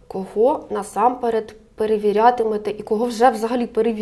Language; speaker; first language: Ukrainian; native; Ukrainian